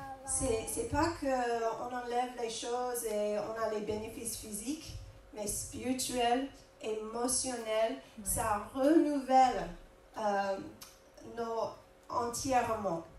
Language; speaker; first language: French; non-native, fluent; English